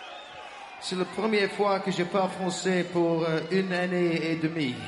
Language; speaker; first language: French; non-native, learner; English